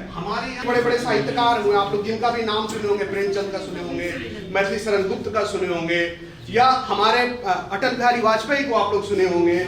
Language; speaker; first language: Hindi; native; Hindi